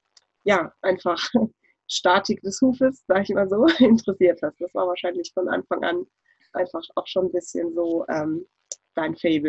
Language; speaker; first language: German; native; German